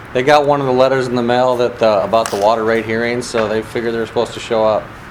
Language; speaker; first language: English; native; English